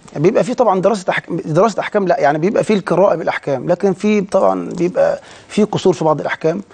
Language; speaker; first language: Arabic; native; Arabic